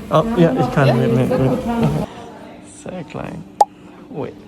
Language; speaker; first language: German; non-native, learner; Filipino